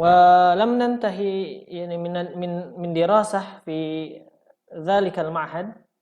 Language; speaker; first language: Arabic; non-native, fluent; Indonesian